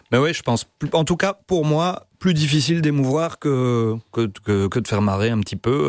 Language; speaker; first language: French; native; French